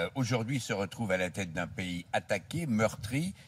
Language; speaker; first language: French; native; French